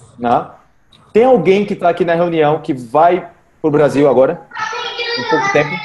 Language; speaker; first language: Portuguese; native; Portuguese